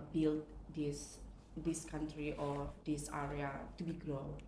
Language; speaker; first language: English; non-native, fluent; Indonesian